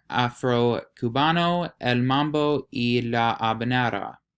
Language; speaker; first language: Spanish; non-native, learner; English